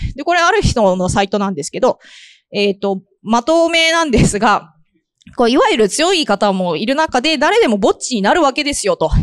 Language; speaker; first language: Japanese; native; Japanese